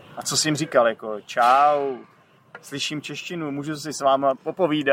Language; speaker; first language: Czech; native; Czech